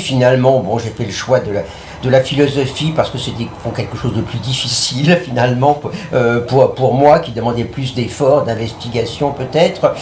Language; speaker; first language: French; native; French